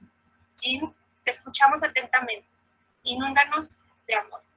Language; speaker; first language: Spanish; native; Spanish